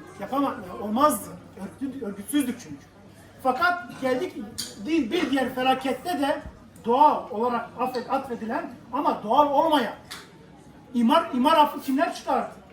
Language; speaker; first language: Turkish; non-native, local second language; Kurdish